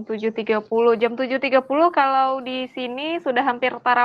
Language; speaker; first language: Indonesian; native; Indonesian